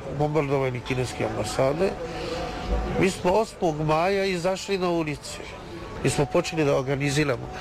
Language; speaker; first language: Serbian; non-native, fluent; Chinese